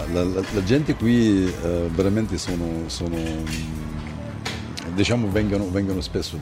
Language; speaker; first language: Italian; non-native, fluent; Arabic